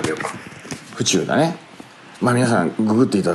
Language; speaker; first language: Japanese; native; Japanese